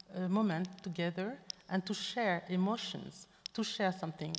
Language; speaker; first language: English; non-native, local second language; French